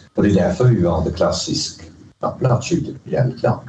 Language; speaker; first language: Swedish; non-native, fluent; Dutch